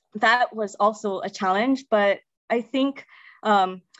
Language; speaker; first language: English; native; English